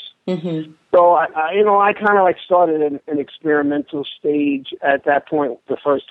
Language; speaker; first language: English; native; English